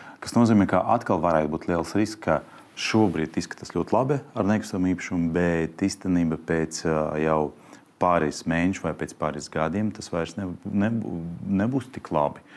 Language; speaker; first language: Latvian; non-native, local second language; Russian